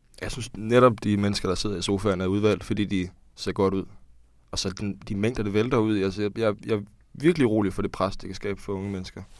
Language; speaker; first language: Danish; native; Danish